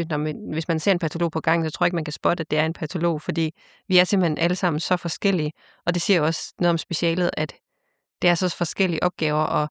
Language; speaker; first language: Danish; native; Danish